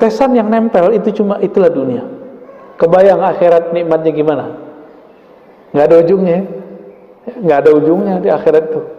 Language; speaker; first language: Indonesian; native; Indonesian